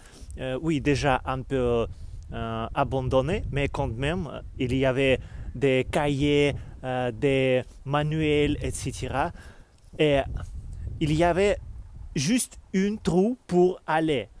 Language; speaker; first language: French; non-native, learner; Russian